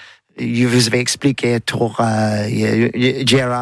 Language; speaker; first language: French; non-native, learner; English